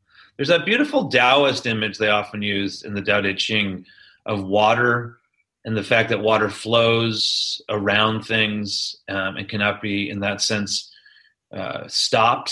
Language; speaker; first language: English; native; English